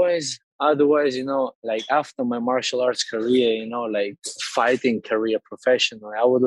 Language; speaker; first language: English; non-native, fluent; Russian